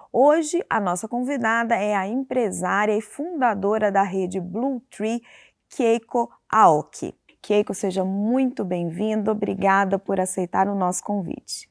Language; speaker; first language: Portuguese; native; Portuguese